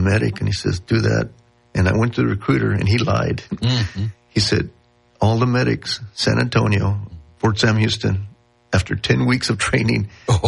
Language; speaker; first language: English; non-native, local second language; Spanish